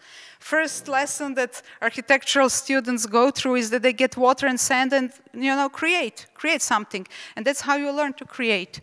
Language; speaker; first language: English; non-native, fluent; Czech